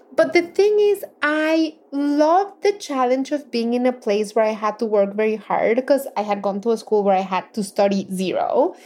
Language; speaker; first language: English; non-native, fluent; Spanish